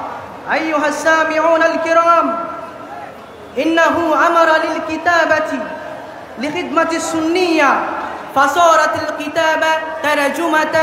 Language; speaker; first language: Arabic; non-native, learner; Bangla